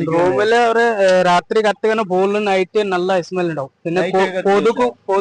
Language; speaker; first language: Malayalam; non-native, learner; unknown